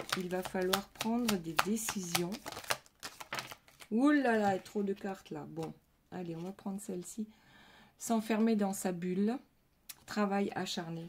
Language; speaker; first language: French; native; French